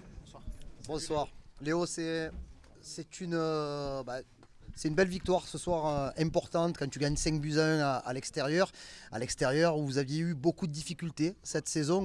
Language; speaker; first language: French; native; French